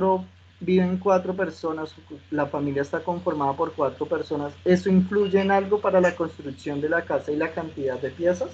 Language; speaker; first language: Spanish; native; Spanish